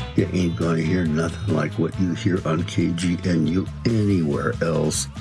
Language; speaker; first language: English; early bilingual, other home language; Spanish